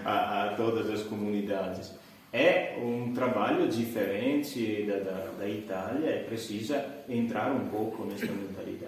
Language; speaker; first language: Portuguese; non-native, fluent; Italian